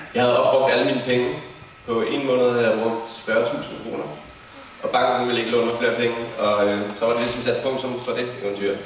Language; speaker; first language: Danish; native; Danish